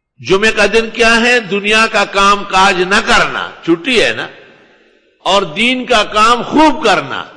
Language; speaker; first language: Urdu; non-native, local second language; Pashto